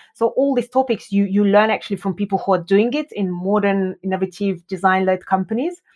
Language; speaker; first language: English; non-native, fluent; Russian